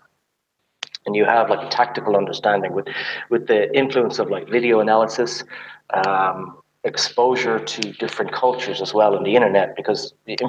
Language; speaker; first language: English; native; English